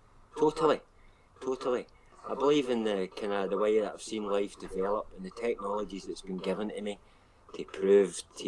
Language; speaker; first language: English; native; English